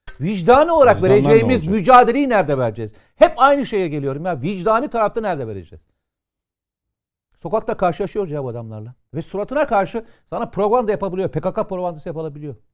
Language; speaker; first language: Turkish; native; Turkish